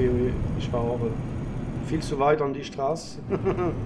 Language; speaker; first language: German; non-native, learner; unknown